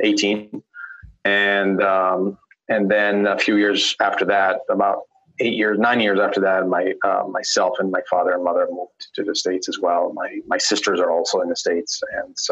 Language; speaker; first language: English; non-native, fluent; Arabic